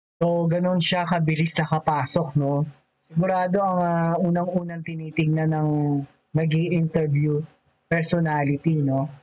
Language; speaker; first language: Filipino; native; Filipino